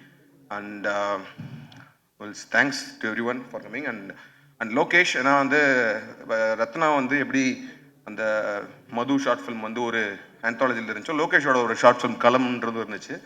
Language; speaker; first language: Tamil; native; Tamil